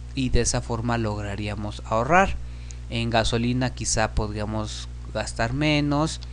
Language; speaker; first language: Spanish; native; Spanish